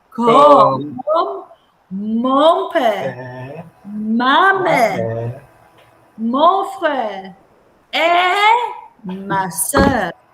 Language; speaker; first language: French; non-native, fluent; English